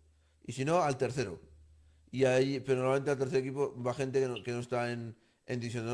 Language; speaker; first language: Spanish; native; Spanish